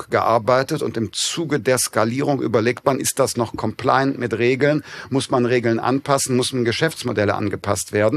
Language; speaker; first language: German; native; German